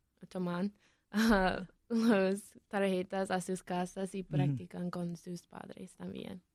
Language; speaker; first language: Spanish; non-native, learner; English